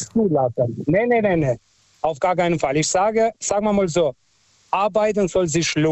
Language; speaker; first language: German; non-native, local second language; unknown